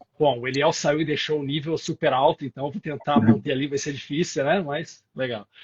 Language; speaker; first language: Portuguese; native; Portuguese